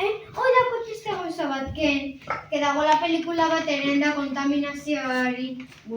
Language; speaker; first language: Basque; non-native, local second language; Spanish